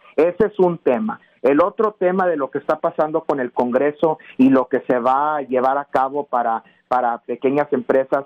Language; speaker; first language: Spanish; early bilingual, heritage; Spanish